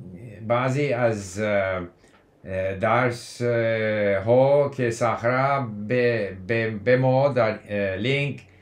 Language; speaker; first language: Persian; non-native, learner; English